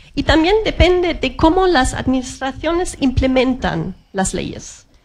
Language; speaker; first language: Spanish; non-native, fluent; German